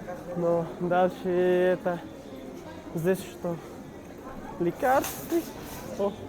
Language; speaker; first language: Russian; non-native, learner; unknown